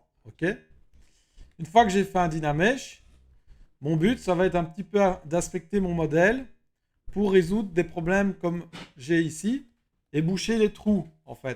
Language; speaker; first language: French; native; French